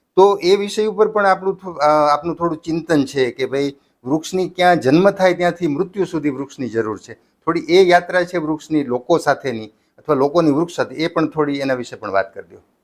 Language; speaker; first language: Gujarati; native; Gujarati